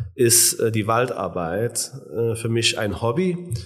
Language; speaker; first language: German; native; German